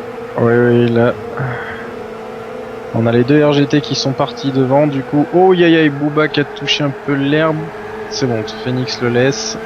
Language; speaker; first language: French; native; French